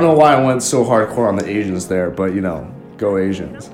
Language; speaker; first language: English; early bilingual, other home language; Chinese